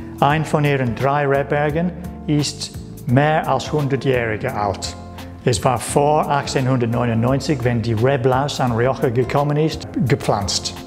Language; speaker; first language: German; non-native, learner; English